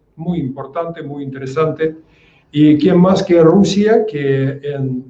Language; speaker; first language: Spanish; non-native, fluent; Russian